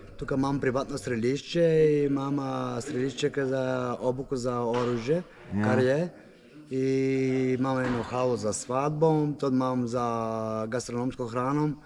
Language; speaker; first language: Slovenian; non-native, learner; Macedonian